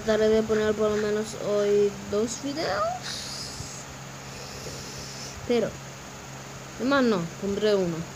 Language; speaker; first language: Spanish; early bilingual, heritage; English